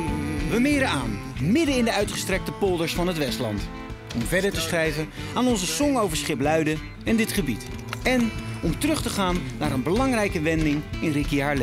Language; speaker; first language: Dutch; native; Dutch